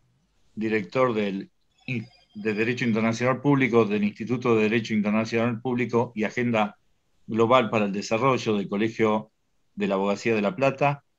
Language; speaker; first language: Spanish; native; Spanish